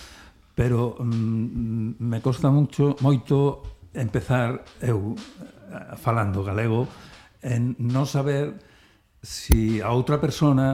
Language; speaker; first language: Galician; non-native, learner; Spanish